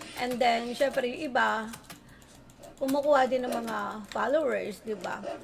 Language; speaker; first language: Filipino; native; Filipino